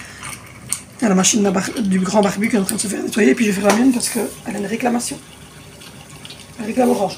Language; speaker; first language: French; native; French